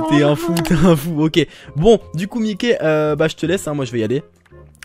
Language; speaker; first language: French; native; French